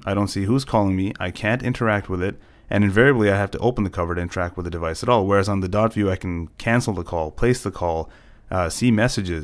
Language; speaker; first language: English; native; English